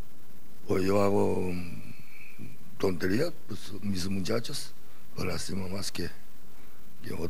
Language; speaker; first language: Spanish; non-native, learner; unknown